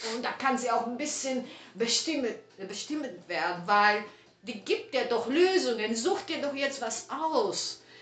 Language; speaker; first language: German; non-native, fluent; Greek